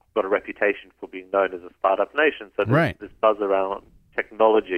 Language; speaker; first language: English; native; English